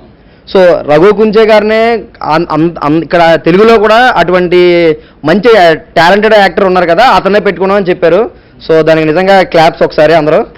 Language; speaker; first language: Telugu; native; Telugu